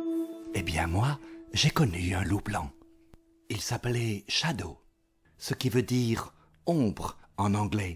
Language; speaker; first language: French; native; French